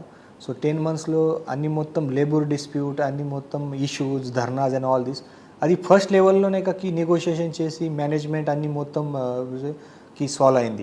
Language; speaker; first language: Telugu; non-native, learner; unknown